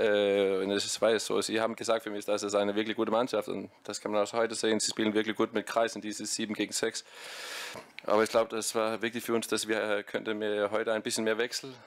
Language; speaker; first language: German; non-native, fluent; Danish